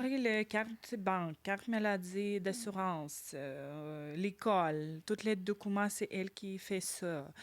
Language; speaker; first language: French; non-native, learner; Ukrainian